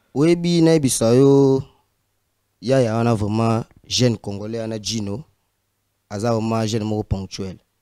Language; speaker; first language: French; non-native, local second language; Lingala